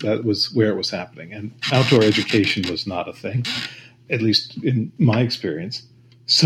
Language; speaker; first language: English; native; English